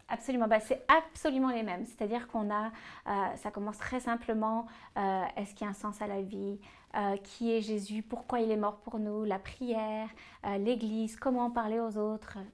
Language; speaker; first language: French; native; French